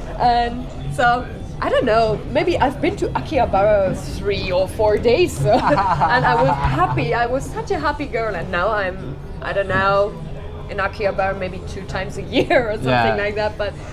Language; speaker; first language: English; non-native, fluent; German